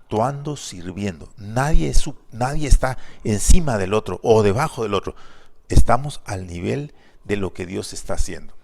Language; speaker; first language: Spanish; native; Spanish